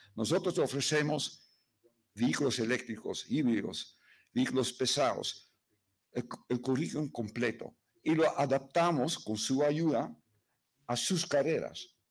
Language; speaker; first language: Spanish; non-native, fluent; Dutch